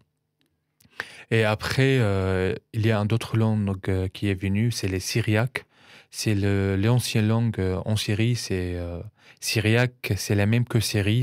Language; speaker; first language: French; non-native, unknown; Arabic